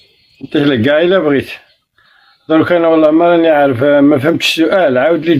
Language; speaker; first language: Arabic; native; Arabic